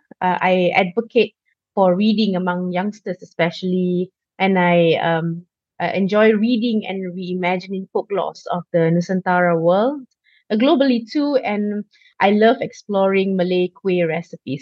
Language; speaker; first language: English; non-native, local second language; Malay